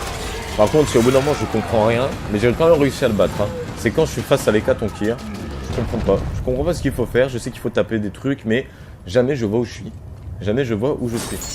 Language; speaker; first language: French; native; French